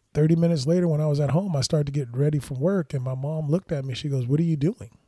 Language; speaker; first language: English; native; English